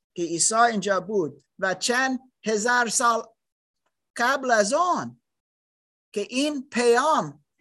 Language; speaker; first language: Persian; non-native, learner; German